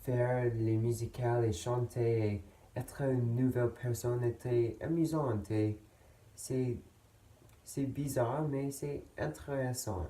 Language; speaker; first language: French; non-native, learner; English